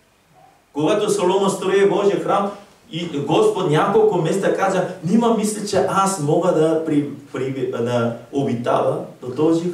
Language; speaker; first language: Bulgarian; non-native, learner; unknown